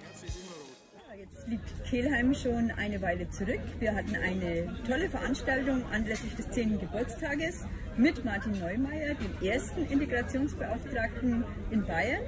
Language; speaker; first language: German; native; German